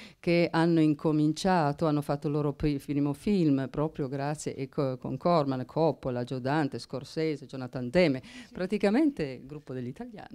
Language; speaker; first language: Italian; native; Italian